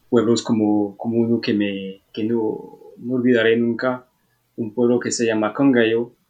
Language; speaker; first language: Spanish; non-native, learner; French